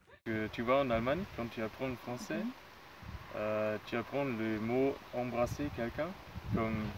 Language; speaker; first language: French; non-native, fluent; German